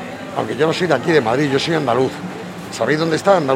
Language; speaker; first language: Spanish; native; Spanish